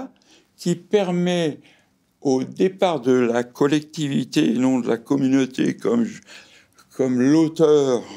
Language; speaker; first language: French; native; French